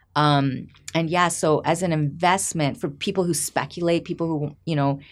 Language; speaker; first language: English; native; English